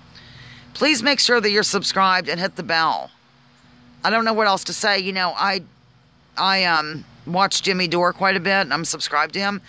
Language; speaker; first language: English; native; English